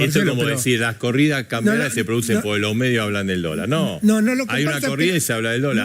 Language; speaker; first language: Spanish; native; Spanish